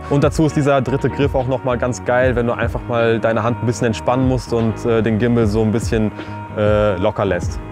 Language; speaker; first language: German; early bilingual, other home language; Russian